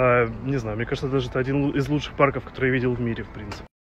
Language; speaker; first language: Russian; native; Russian